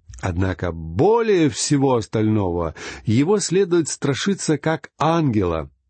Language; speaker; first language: Russian; native; Russian